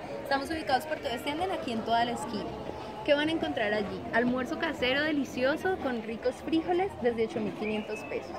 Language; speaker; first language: Spanish; native; Spanish